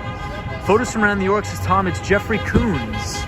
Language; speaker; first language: English; native; English